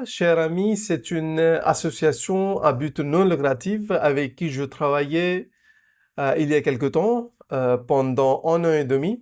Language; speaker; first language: French; non-native, fluent; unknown